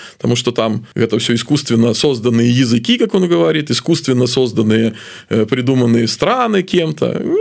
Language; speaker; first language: Belarusian; native; Belarusian